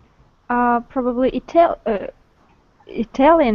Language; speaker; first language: English; non-native, learner; Russian